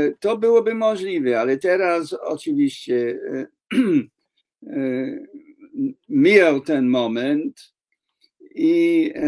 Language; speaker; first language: Polish; non-native, fluent; English